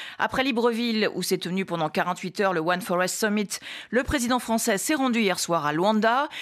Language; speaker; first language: French; native; French